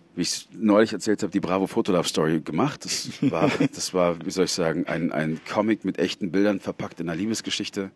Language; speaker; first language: German; native; German